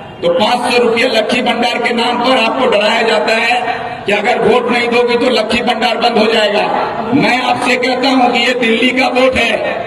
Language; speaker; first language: Hindi; non-native, local second language; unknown